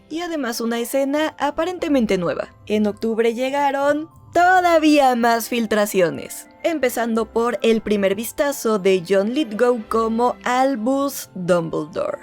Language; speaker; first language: Spanish; native; Spanish